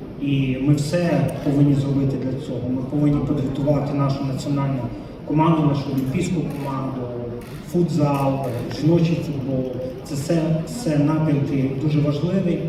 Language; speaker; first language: Ukrainian; non-native, local second language; Russian